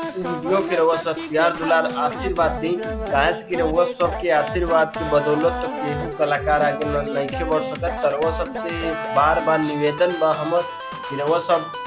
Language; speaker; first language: Bhojpuri; non-native, local second language; Awadhi